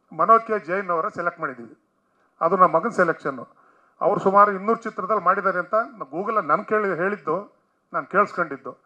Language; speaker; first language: Kannada; native; Kannada